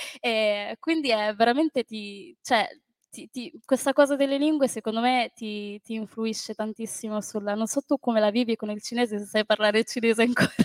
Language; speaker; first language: Italian; early bilingual, other home language; Arabic